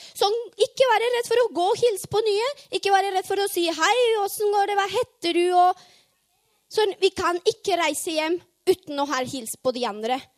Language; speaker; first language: Norwegian; non-native, fluent; Spanish